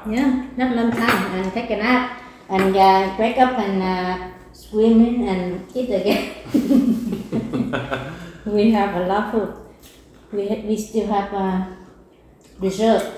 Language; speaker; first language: English; non-native, learner; Vietnamese